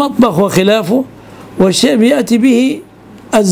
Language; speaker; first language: Arabic; native; Arabic